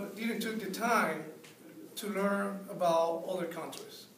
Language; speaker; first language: English; non-native, fluent; Spanish